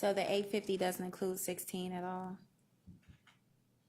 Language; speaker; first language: English; native; English